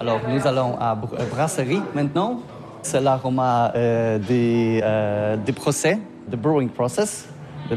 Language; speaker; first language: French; non-native, learner; Polish